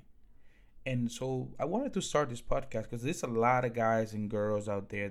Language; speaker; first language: English; early bilingual, other home language; Spanish